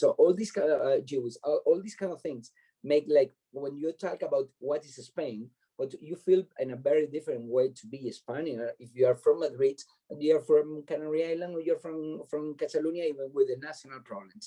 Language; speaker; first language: English; non-native, fluent; Spanish